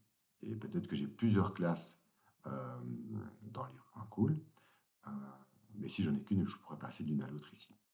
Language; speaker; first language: French; native; French